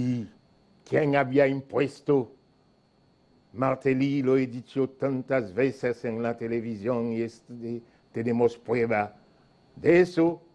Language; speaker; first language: Spanish; non-native, fluent; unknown